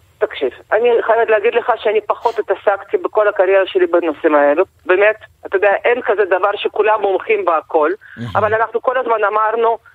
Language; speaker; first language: Hebrew; non-native, fluent; Russian